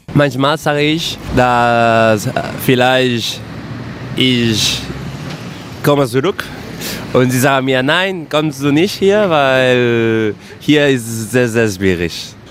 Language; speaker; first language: German; non-native, learner; Catalan